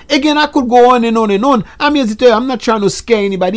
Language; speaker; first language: English; non-native, fluent; Haitian Creole